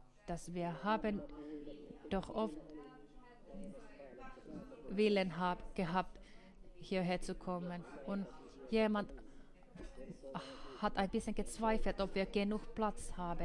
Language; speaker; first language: German; non-native, fluent; Finnish